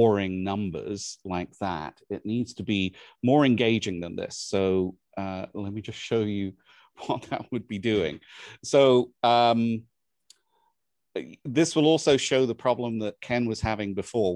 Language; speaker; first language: English; native; English